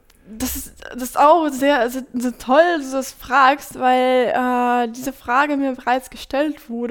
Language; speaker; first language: German; non-native, fluent; Ukrainian